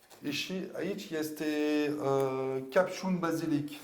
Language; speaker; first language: Romanian; non-native, learner; French